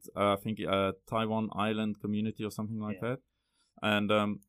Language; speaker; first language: English; non-native, local second language; Afrikaans